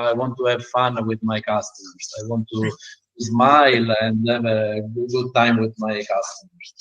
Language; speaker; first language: English; non-native, learner; Italian